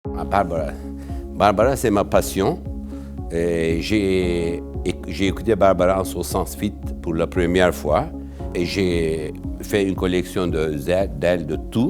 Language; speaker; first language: French; non-native, local second language; Turkish